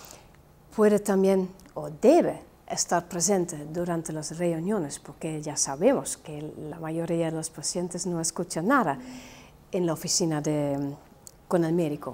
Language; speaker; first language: Spanish; non-native, fluent; Dutch